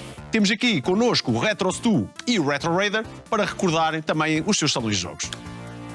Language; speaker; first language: Portuguese; native; Portuguese